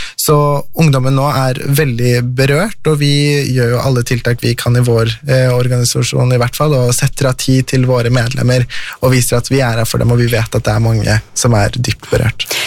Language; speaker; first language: Norwegian; early bilingual, other home language; Persian